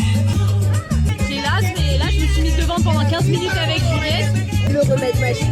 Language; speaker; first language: French; native; French